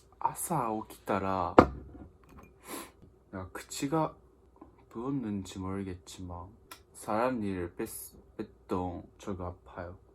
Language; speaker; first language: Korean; non-native, learner; Japanese